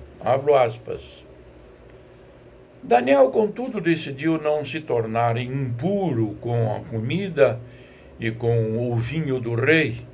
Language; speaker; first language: Portuguese; native; Portuguese